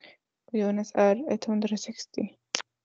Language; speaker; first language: Swedish; non-native, learner; Arabic